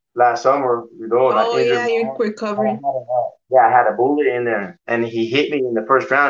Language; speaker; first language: English; native; English